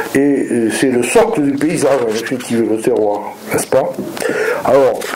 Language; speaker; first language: French; native; French